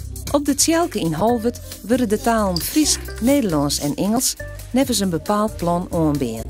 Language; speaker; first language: Dutch; non-native, local second language; Western Frisian